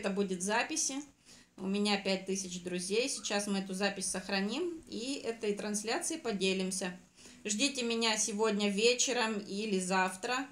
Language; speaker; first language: Russian; native; Russian